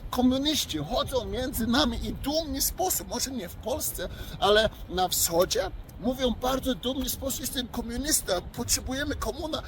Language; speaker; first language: Polish; early bilingual, heritage; English